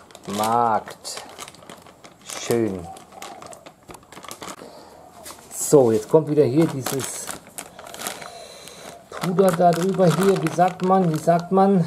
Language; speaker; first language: German; native; German